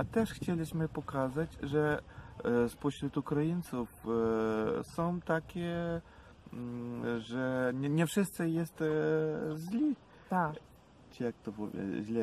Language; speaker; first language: Polish; non-native, learner; Ukrainian